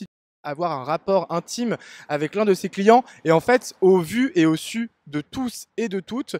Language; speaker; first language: French; native; French